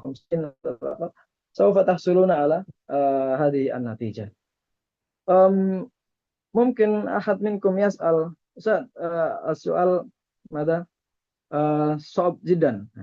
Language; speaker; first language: Arabic; non-native, fluent; Indonesian